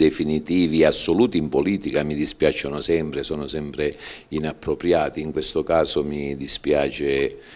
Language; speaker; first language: Italian; native; Italian